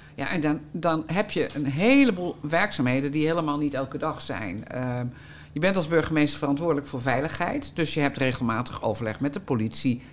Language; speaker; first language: Dutch; native; Dutch